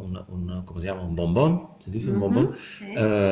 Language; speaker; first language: Spanish; non-native, fluent; Dutch